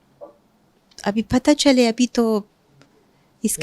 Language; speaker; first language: Hindi; non-native, fluent; Punjabi